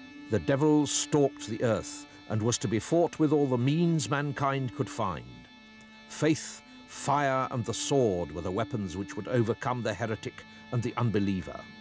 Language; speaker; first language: English; native; English